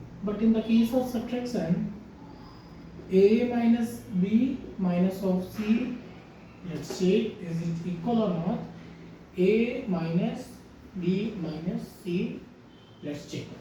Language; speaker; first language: English; non-native, local second language; Hindi